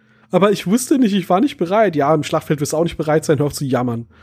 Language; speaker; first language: German; native; German